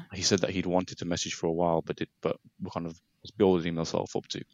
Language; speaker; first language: English; native; English